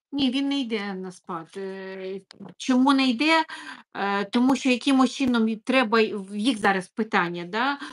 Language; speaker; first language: Ukrainian; non-native, local second language; Russian